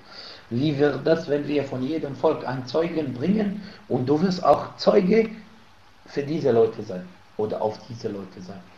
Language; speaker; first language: German; non-native, fluent; Arabic